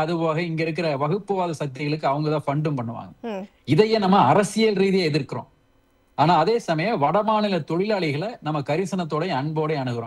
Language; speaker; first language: Tamil; native; Tamil